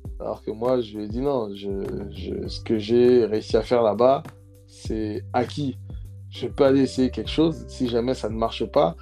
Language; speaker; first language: French; early bilingual, other home language; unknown